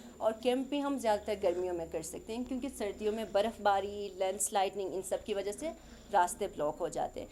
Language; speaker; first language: Urdu; non-native, local second language; Khowar